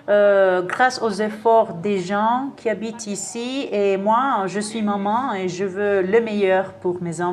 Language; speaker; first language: French; non-native, fluent; Spanish